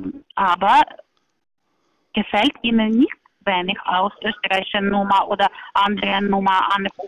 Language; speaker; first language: German; non-native, learner; Polish